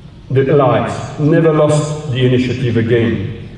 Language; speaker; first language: English; non-native, fluent; French